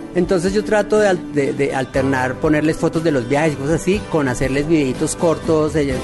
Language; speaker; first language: Spanish; native; Spanish